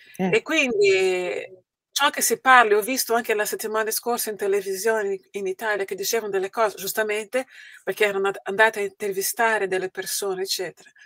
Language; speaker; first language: Italian; native; Italian